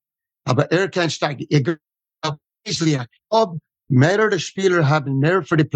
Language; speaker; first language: German; non-native, fluent; English